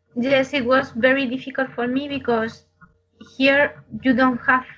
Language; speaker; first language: English; non-native, learner; Spanish